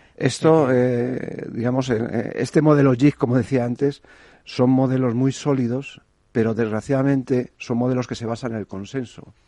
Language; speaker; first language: Spanish; native; Spanish